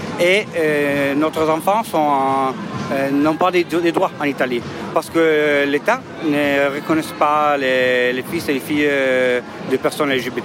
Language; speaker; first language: French; non-native, learner; Italian